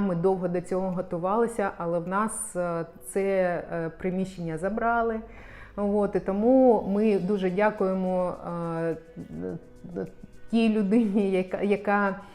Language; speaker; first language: Ukrainian; non-native, local second language; Russian